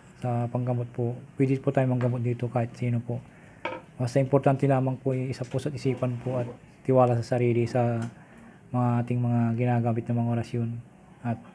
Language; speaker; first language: Filipino; non-native, local second language; Pangasinan